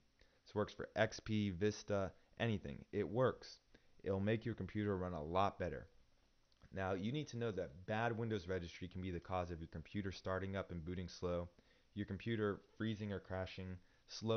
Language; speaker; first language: English; native; English